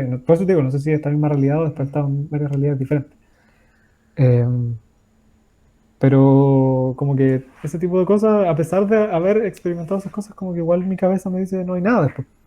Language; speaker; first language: Spanish; native; Spanish